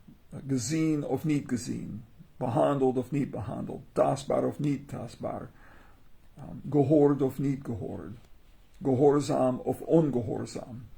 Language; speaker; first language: Dutch; non-native, learner; English